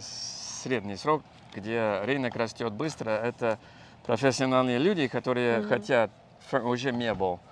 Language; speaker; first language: Russian; non-native, learner; English